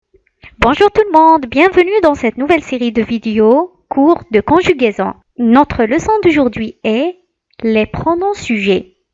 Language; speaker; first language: French; non-native, local second language; Arabic